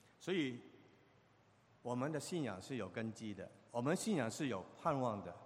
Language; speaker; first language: Chinese; non-native, local second language; Cantonese